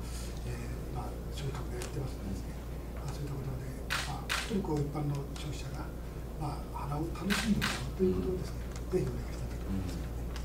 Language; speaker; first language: Japanese; native; Japanese